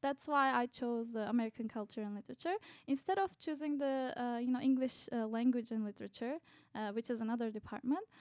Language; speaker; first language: English; non-native, fluent; Turkish